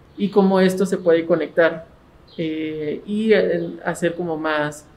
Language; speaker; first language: Spanish; native; Spanish